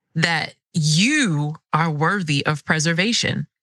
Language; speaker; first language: English; early bilingual, other home language; Krio